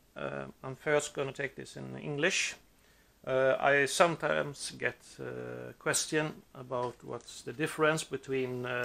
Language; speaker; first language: English; non-native, fluent; Norwegian